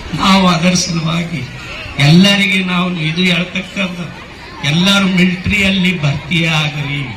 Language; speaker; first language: Kannada; native; Kannada